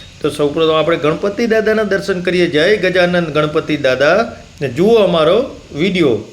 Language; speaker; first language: Gujarati; non-native, local second language; Kachhi